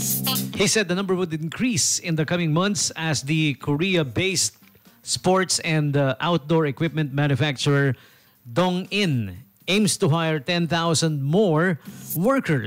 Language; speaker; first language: English; non-native, local second language; Filipino